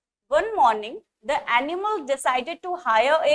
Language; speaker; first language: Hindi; native; Hindi